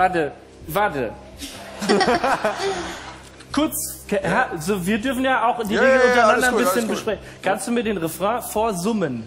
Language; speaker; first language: German; native; German